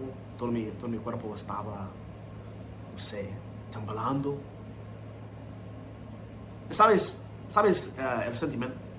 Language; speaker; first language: Spanish; non-native, learner; English